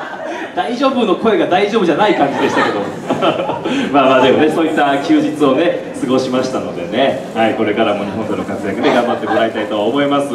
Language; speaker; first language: Japanese; native; Japanese